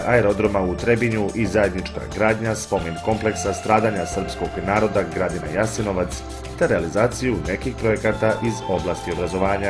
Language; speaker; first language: Bosnian; native; Bosnian